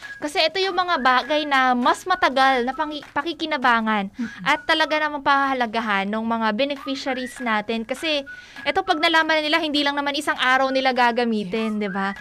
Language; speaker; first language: Filipino; non-native, local second language; Pampanga